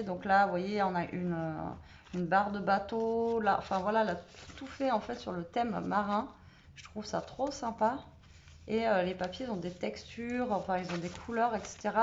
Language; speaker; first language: French; native; French